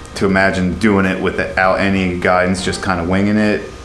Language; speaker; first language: English; native; English